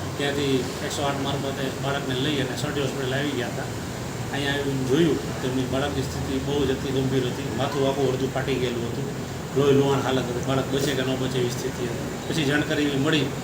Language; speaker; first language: Gujarati; non-native, local second language; Sindhi